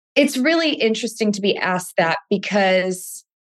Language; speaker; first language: English; native; English